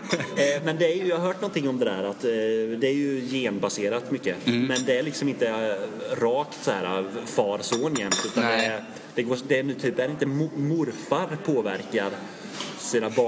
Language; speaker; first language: Swedish; native; Swedish